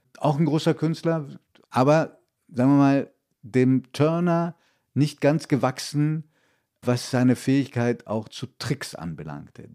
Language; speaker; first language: German; early bilingual, other home language; Italian